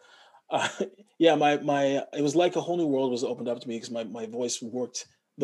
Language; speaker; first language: English; native; English